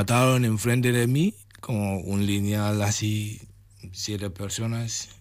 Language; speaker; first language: Spanish; non-native, learner; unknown